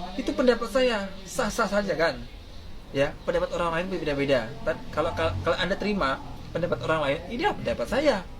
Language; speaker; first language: Indonesian; native; Indonesian